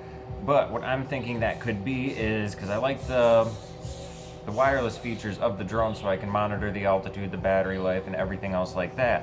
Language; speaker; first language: English; native; English